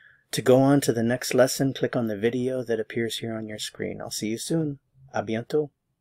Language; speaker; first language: English; native; English